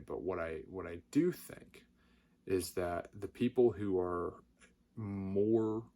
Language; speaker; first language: English; native; English